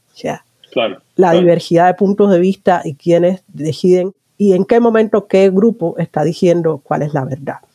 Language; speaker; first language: Spanish; native; Spanish